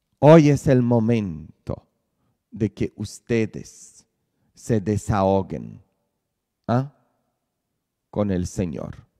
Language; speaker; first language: Spanish; native; Spanish